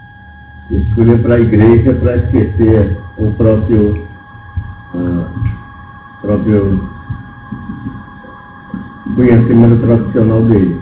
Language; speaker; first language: Portuguese; non-native, local second language; Yanomámi